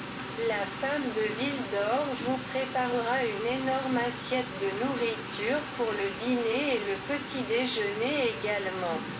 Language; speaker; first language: French; non-native, local second language; Haitian Creole